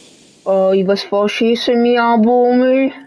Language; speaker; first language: French; native; French